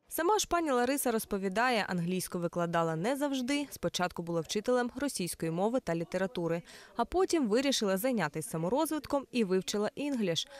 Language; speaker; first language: Ukrainian; native; Ukrainian